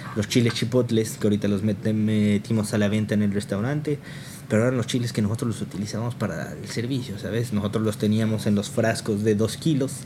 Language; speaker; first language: Spanish; native; Spanish